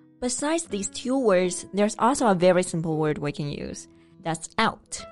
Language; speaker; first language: English; non-native, fluent; Chinese